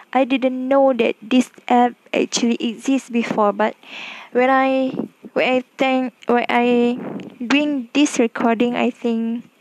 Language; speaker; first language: English; non-native, local second language; Malay